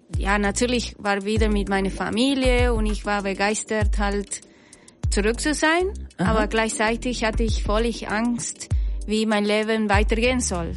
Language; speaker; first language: German; non-native, fluent; Spanish